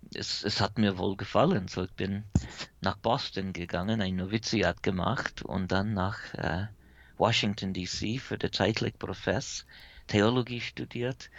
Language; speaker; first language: German; early bilingual, heritage; English